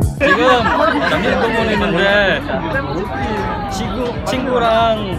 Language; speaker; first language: Korean; non-native, learner; Indonesian